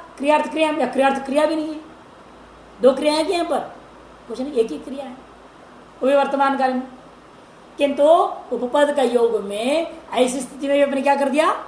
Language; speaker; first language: Hindi; non-native, local second language; Marathi